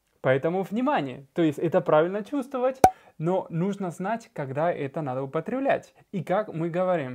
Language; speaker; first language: Russian; non-native, fluent; Spanish